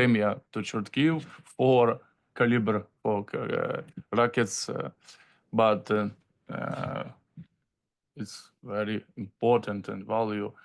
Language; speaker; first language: English; non-native, learner; Ukrainian